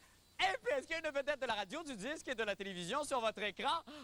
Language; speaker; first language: French; native; French